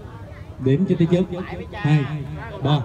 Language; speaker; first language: Vietnamese; native; Vietnamese